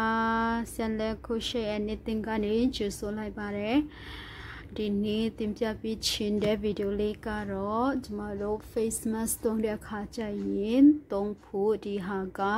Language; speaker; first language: Burmese; non-native, local second language; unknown